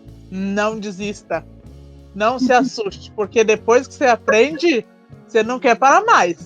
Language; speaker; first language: Portuguese; native; Portuguese